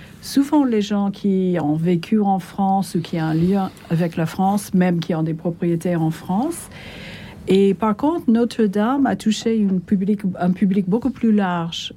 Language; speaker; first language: French; non-native, fluent; English